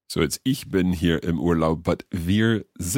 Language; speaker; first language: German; non-native, learner; English